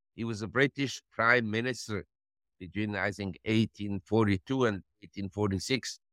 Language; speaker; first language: English; non-native, fluent; German